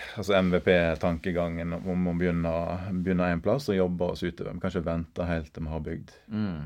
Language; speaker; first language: Norwegian; native; Norwegian